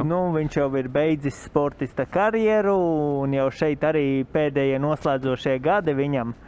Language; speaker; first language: Latvian; native; Latvian